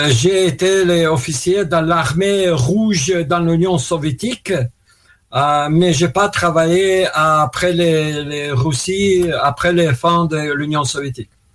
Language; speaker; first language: French; non-native, learner; Russian